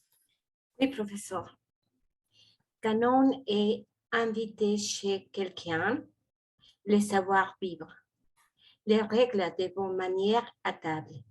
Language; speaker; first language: French; non-native, learner; Spanish